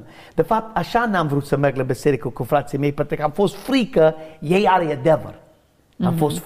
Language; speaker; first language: Romanian; non-native, learner; English